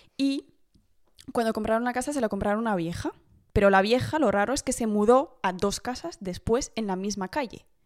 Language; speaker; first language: Spanish; early bilingual, heritage; Spanish